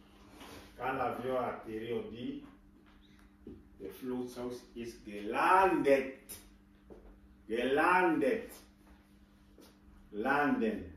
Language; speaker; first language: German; non-native, fluent; French